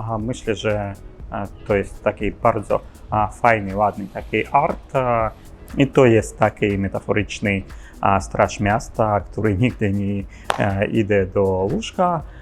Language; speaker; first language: Polish; non-native, learner; Ukrainian